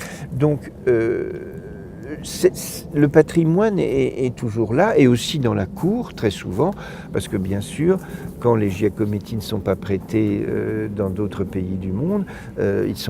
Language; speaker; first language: French; native; French